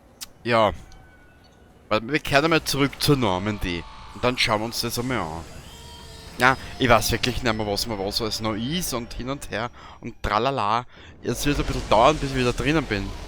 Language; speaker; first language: German; native; German